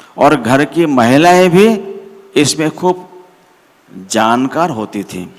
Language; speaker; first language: Hindi; non-native, local second language; Marathi